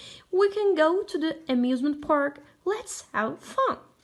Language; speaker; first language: English; non-native, fluent; Turkish